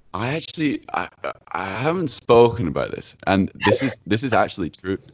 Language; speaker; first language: English; native; English